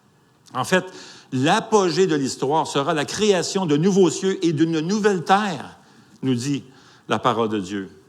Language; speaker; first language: French; native; French